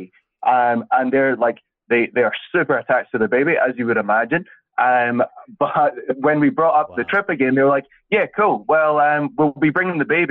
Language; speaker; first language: English; native; English